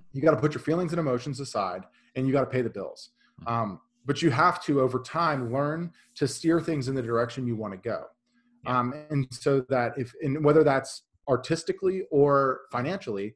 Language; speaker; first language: English; native; English